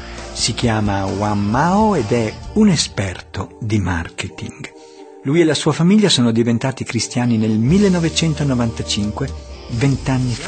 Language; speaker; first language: Italian; native; Italian